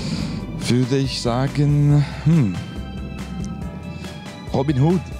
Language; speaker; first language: German; non-native, local second language; French